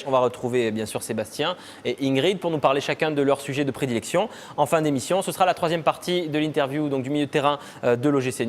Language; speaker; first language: French; native; French